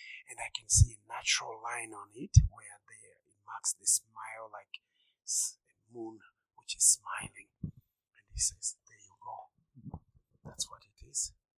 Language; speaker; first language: English; non-native, local second language; Shona